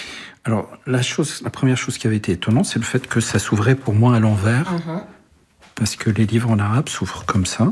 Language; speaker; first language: French; early bilingual, other home language; Arabic